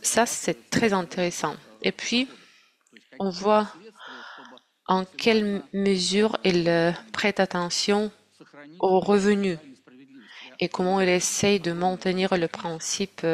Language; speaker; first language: French; non-native, fluent; Russian